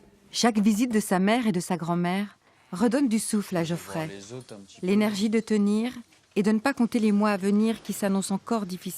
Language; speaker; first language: French; native; French